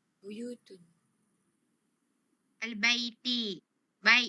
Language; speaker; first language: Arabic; non-native, learner; Malay